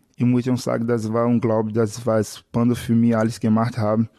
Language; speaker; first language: German; non-native, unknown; Portuguese